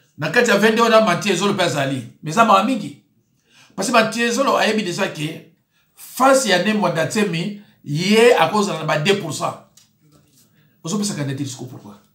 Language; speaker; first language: Lingala; non-native, local second language; Kongo